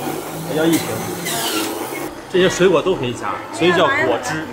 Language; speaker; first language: Chinese; native; Chinese